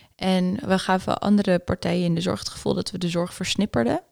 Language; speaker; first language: Dutch; early bilingual, other home language; Afrikaans